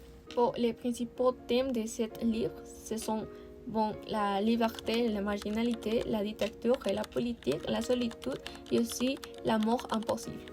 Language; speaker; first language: French; non-native, learner; Spanish